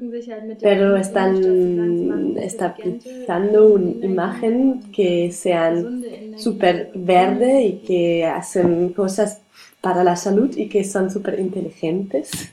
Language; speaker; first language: Spanish; non-native, learner; German